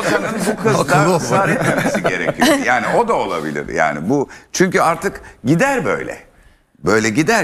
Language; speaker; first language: Turkish; native; Turkish